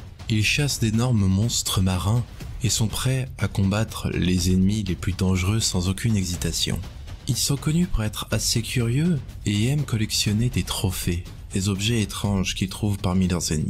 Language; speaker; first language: French; native; French